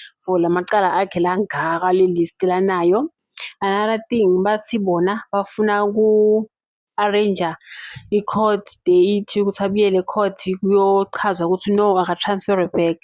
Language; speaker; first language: Zulu; non-native, local second language; Swati